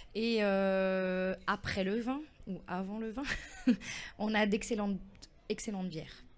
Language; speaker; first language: French; native; French